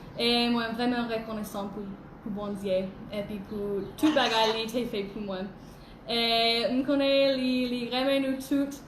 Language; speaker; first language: Haitian Creole; non-native, learner; English